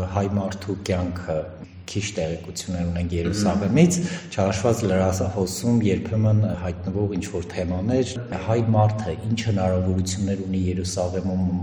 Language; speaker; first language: Armenian; native; Armenian